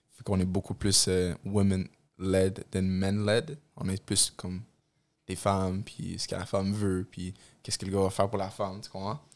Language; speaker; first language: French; early bilingual, other home language; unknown